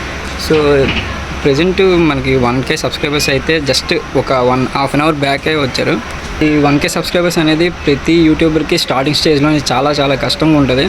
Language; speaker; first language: Telugu; native; Telugu